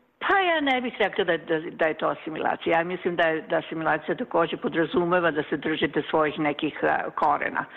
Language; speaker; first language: Serbian; native; Serbian